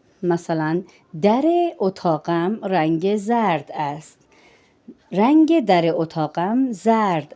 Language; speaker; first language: Persian; non-native, fluent; Urdu